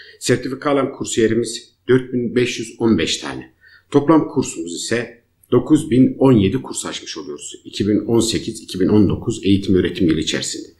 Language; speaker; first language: Turkish; native; Turkish